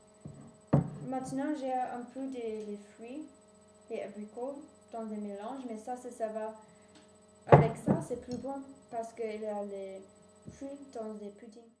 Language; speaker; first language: French; non-native, learner; English